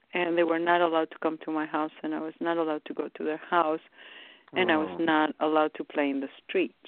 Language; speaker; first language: English; early bilingual, other home language; Romanian